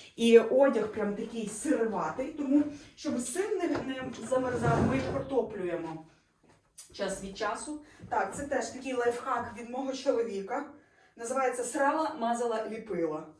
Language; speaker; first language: Ukrainian; non-native, local second language; Russian